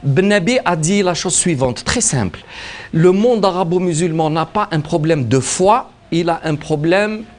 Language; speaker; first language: French; non-native, local second language; Arabic